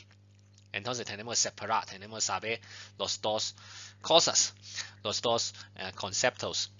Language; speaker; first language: Spanish; non-native, fluent; Chinese